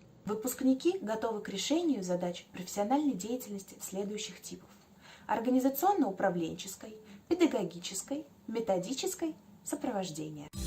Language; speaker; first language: Russian; native; Russian